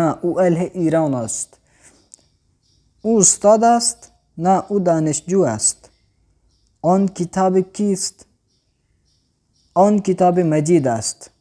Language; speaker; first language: Persian; non-native, learner; Urdu